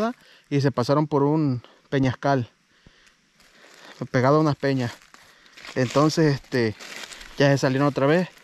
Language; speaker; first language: Spanish; native; Spanish